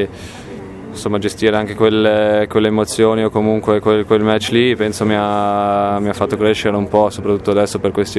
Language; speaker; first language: Italian; non-native, local second language; German